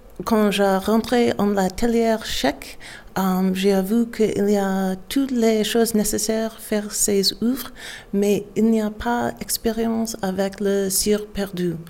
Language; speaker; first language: French; non-native, learner; English